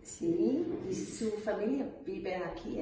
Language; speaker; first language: Spanish; non-native, learner; English